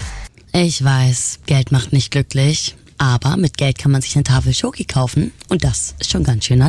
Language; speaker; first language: German; native; German